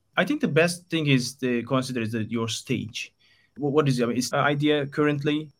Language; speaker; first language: English; non-native, fluent; Turkish